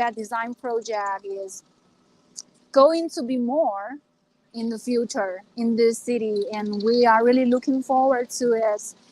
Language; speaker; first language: English; non-native, fluent; Chinese